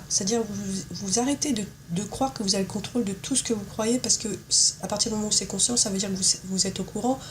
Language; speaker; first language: French; native; French